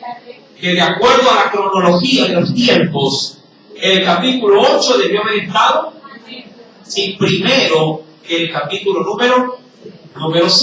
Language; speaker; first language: Spanish; native; Spanish